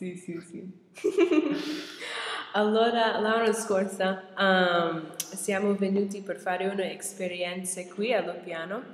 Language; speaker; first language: Italian; non-native, learner; English